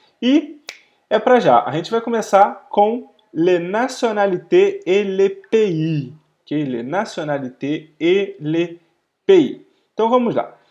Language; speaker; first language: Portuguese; native; Portuguese